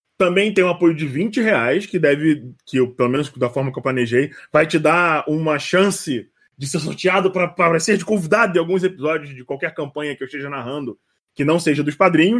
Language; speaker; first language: Portuguese; native; Portuguese